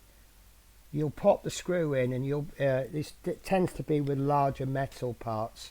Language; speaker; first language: English; native; English